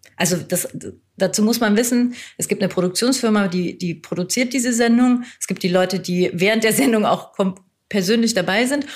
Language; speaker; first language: German; early bilingual, other home language; Turkish